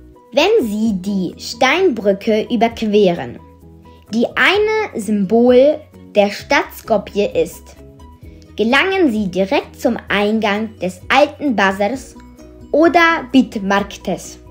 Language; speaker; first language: German; non-native, fluent; Macedonian